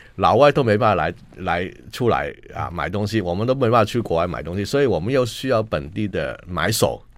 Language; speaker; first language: Chinese; non-native, local second language; Cantonese